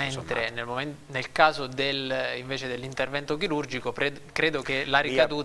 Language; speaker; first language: Italian; native; Italian